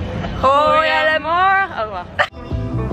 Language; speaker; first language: Dutch; native; Dutch